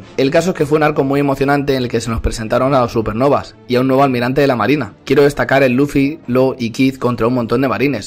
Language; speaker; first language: Spanish; native; Spanish